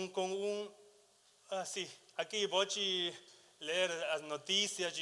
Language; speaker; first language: Portuguese; non-native, learner; Chinese